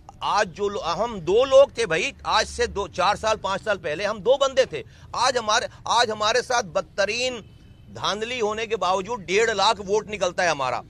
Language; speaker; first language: Urdu; native; Urdu